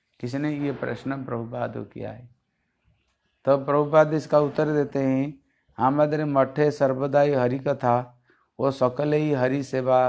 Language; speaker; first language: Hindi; non-native, local second language; Bangla